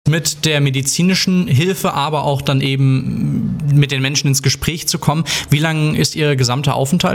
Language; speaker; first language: German; native; German